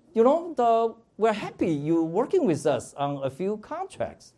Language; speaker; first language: English; non-native, fluent; Chinese